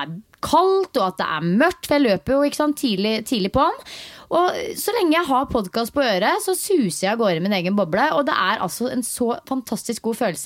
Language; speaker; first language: Norwegian; native; Norwegian